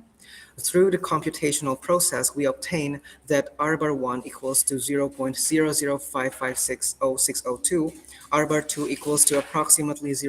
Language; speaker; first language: English; non-native, fluent; Indonesian